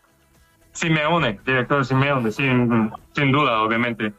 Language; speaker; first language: Spanish; non-native, fluent; Korean